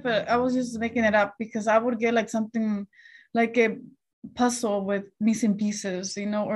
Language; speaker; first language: English; early bilingual, other home language; Spanish